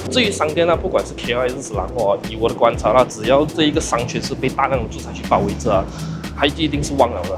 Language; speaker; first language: Chinese; native; Chinese